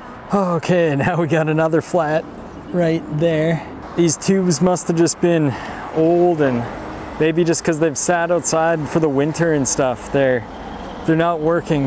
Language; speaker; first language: English; native; English